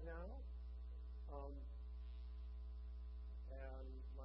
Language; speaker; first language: English; native; English